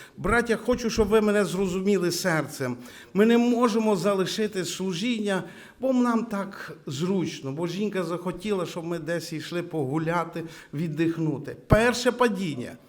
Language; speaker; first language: Ukrainian; native; Ukrainian